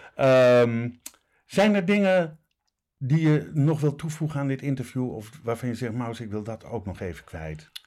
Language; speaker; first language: Dutch; native; Dutch